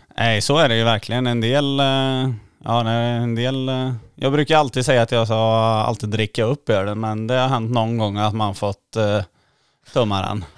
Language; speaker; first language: Swedish; native; Swedish